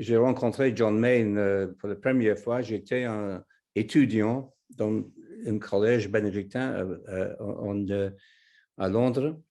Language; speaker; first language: French; non-native, fluent; English